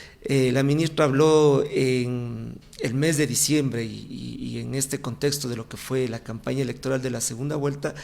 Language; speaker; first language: Spanish; native; Spanish